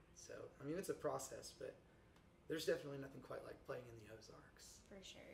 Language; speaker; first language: English; native; English